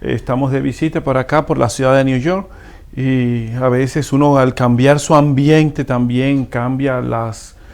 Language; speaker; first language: Spanish; native; Spanish